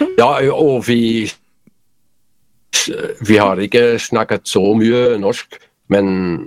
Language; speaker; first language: Norwegian; non-native, learner; Polish